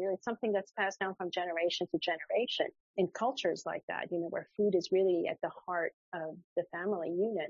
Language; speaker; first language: English; early bilingual, other home language; French